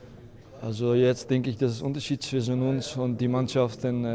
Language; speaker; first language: German; non-native, fluent; Dutch